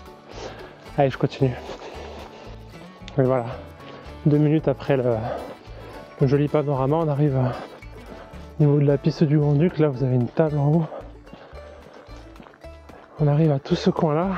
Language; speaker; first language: French; native; French